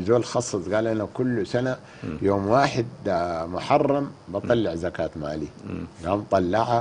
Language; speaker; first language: Arabic; native; Arabic